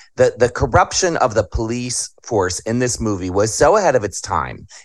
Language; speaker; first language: English; native; English